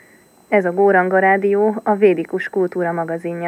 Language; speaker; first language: Hungarian; native; Hungarian